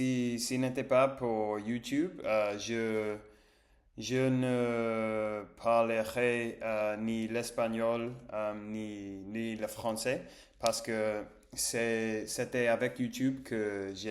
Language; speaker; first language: French; non-native, learner; English